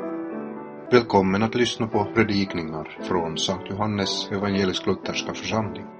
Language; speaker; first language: Swedish; native; Swedish